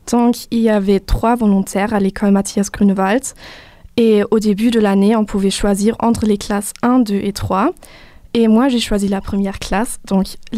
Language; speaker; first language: French; non-native, fluent; German